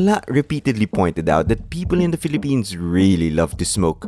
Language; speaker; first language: English; non-native, local second language; Filipino